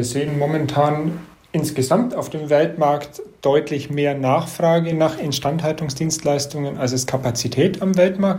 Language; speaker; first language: German; native; German